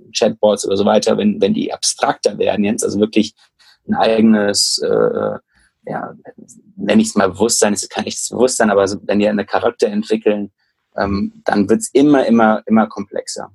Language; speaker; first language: German; native; German